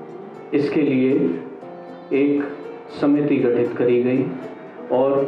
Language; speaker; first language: Hindi; native; Hindi